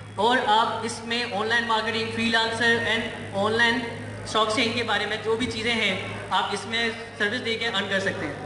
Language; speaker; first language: Urdu; non-native, local second language; Sindhi